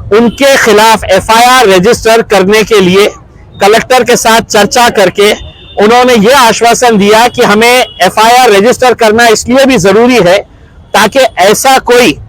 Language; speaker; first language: Hindi; non-native, local second language; Urdu